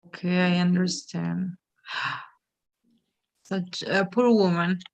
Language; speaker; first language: English; non-native, fluent; Spanish